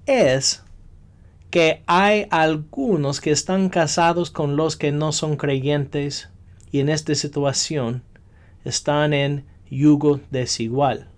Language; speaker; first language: Spanish; non-native, fluent; English